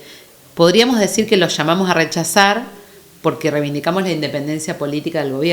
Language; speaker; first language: Spanish; native; Spanish